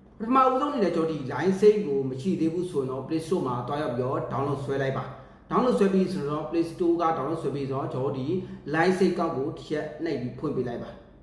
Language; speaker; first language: Burmese; native; Burmese